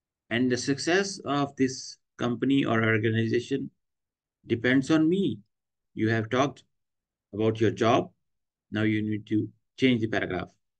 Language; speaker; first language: English; non-native, local second language; Hindi